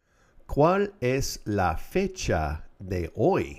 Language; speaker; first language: Spanish; non-native, fluent; English